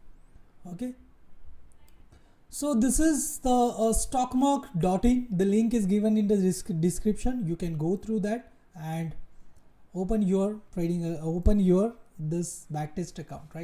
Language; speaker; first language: English; non-native, local second language; Hindi